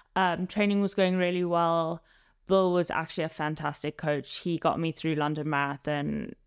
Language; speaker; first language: English; native; English